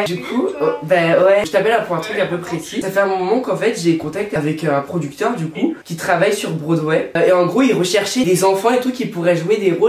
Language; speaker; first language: French; native; French